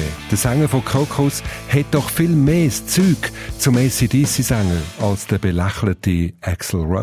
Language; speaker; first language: German; native; German